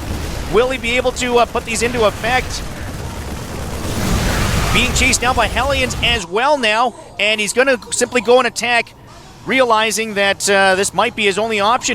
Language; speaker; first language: English; native; English